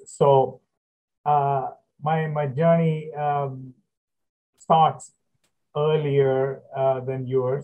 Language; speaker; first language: English; non-native, local second language; Telugu